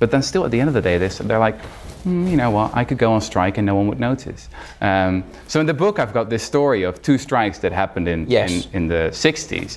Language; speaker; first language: English; non-native, fluent; Dutch